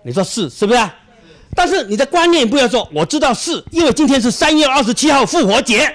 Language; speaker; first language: Chinese; native; Chinese